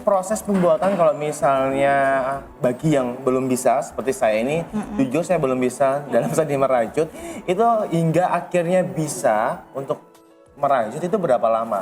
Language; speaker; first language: Indonesian; native; Indonesian